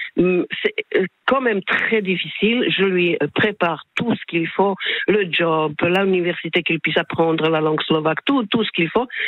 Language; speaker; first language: French; non-native, fluent; Slovak